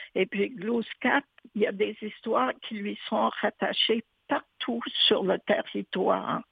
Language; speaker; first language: French; native; French